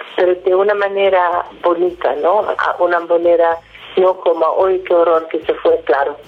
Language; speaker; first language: Spanish; non-native, fluent; Dutch